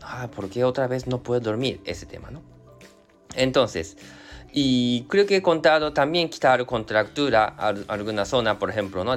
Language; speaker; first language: Spanish; non-native, learner; Japanese